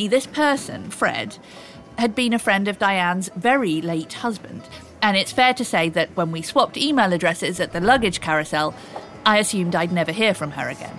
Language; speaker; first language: English; native; English